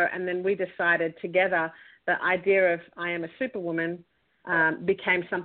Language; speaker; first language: English; native; English